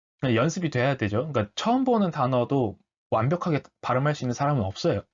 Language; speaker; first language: Korean; native; Korean